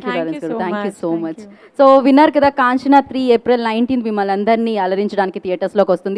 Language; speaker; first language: Telugu; native; Telugu